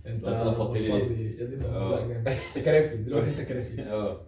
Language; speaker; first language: Arabic; native; Arabic